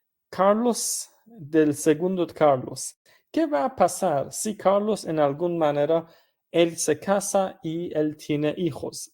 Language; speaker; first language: Spanish; non-native, fluent; Persian